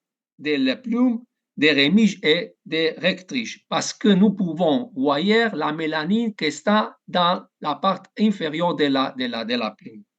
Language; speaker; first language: French; non-native, fluent; Italian